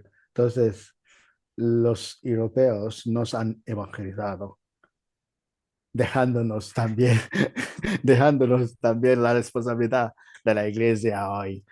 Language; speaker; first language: Spanish; non-native, learner; Igbo